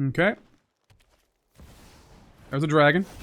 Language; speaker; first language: English; native; English